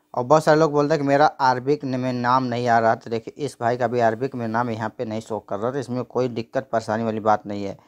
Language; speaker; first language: Hindi; native; Hindi